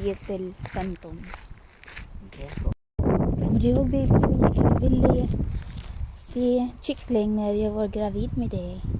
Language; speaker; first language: Swedish; non-native, learner; Filipino